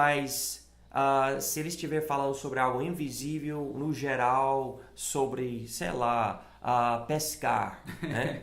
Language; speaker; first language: Portuguese; non-native, fluent; English